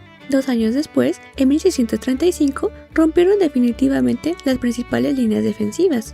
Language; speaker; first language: Spanish; native; Spanish